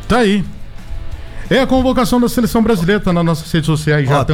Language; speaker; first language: Portuguese; native; Portuguese